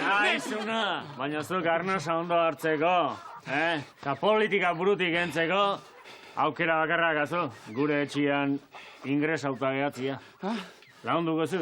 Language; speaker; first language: Basque; native; Basque